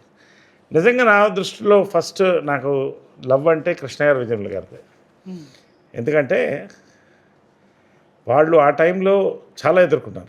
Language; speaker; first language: Telugu; native; Telugu